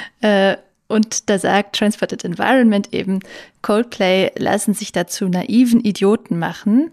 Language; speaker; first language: German; native; German